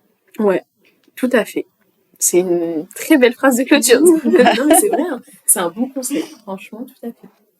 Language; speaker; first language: French; native; French